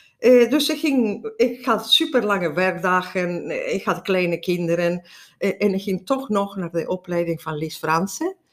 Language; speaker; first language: Dutch; non-native, fluent; Spanish